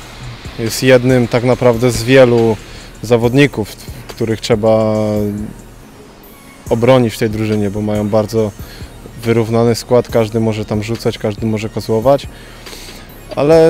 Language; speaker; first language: Polish; native; Polish